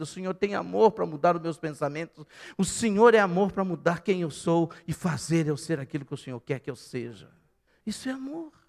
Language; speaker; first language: Portuguese; native; Portuguese